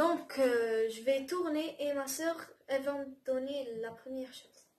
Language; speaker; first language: French; non-native, local second language; Arabic